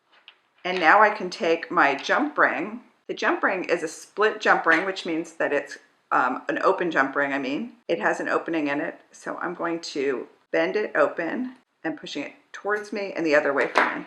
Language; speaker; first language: English; native; English